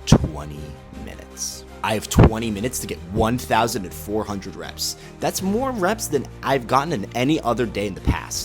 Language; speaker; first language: English; native; English